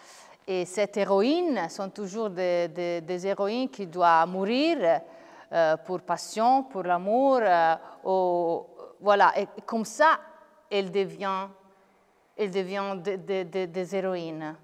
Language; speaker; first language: French; non-native, fluent; Italian